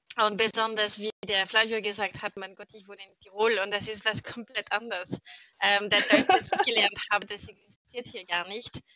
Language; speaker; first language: German; non-native, fluent; French